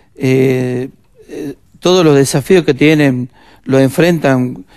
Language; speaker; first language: Spanish; native; Spanish